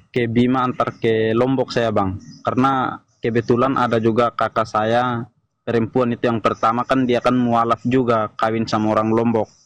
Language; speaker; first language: Indonesian; native; Indonesian